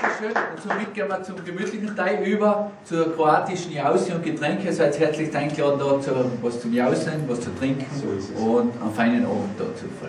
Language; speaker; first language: German; native; German